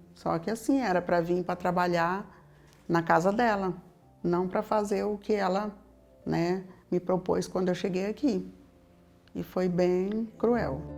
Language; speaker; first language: Portuguese; native; Portuguese